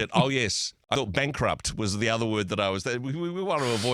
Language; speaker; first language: English; native; English